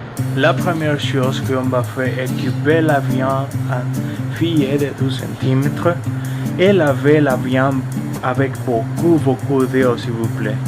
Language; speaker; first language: French; non-native, learner; Spanish